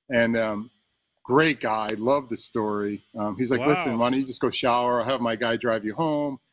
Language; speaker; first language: English; native; English